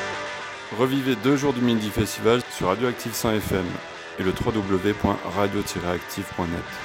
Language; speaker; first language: French; native; French